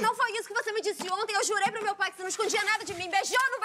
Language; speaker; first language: Portuguese; native; Portuguese